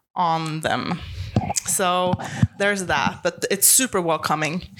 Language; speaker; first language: English; non-native, fluent; Swedish